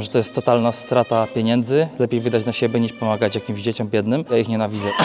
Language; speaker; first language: Polish; native; Polish